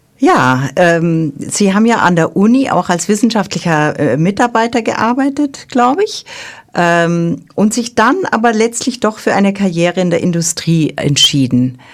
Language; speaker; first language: German; native; German